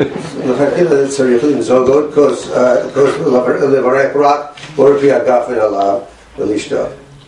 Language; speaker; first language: Hebrew; non-native, fluent; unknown